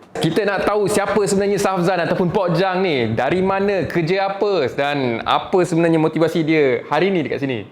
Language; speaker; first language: Malay; native; Malay